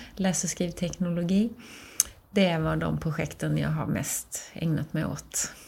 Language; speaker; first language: Swedish; native; Swedish